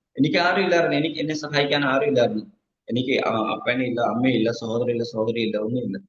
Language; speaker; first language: Malayalam; non-native, fluent; Nepali